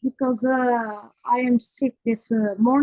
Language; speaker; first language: English; non-native, learner; Arabic